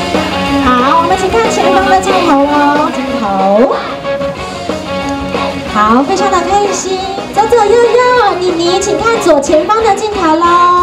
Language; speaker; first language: Chinese; native; Chinese